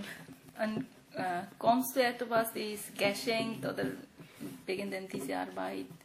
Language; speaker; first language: German; non-native, learner; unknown